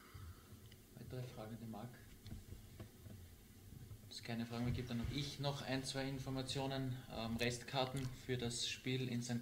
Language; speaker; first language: German; native; German